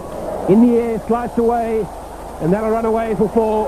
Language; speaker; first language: English; native; English